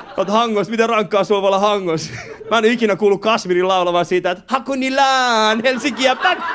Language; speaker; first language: Finnish; early bilingual, other home language; Persian